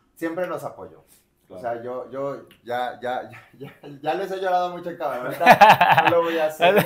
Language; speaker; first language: Spanish; native; Spanish